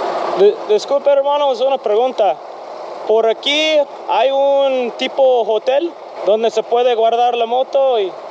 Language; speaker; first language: Spanish; non-native, learner; English